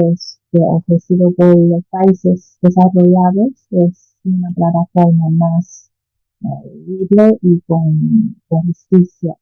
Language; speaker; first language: Spanish; non-native, fluent; Chinese